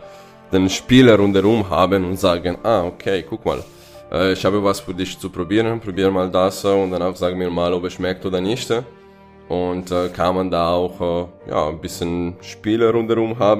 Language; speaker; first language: German; non-native, fluent; Italian